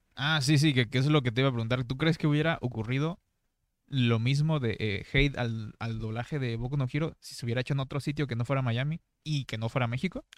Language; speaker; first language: Spanish; native; Spanish